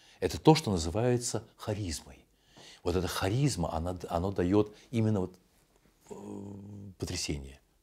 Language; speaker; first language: Russian; native; Russian